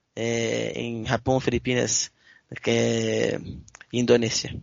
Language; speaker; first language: Spanish; non-native, learner; Portuguese